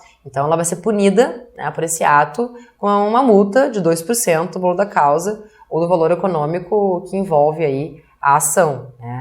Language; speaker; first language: Portuguese; native; Portuguese